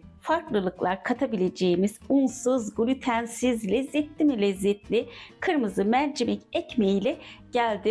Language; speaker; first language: Turkish; native; Turkish